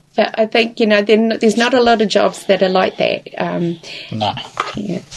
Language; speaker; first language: English; native; English